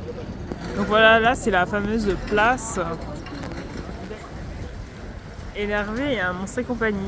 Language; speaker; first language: French; native; French